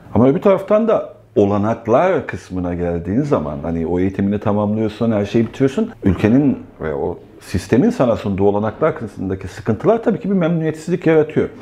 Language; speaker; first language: Turkish; native; Turkish